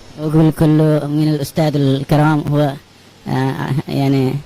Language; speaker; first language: Arabic; non-native, learner; Urdu